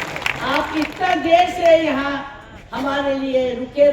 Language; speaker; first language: Hindi; non-native, local second language; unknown